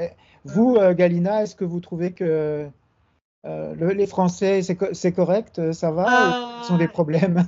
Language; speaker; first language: French; native; French